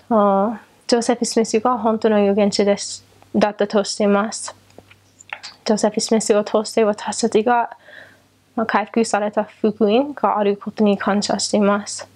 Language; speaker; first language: Japanese; non-native, learner; English